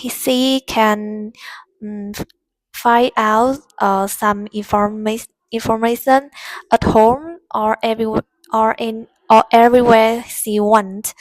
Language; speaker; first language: English; non-native, learner; Vietnamese